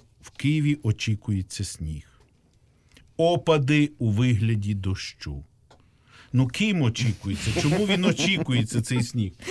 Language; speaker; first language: Ukrainian; native; Ukrainian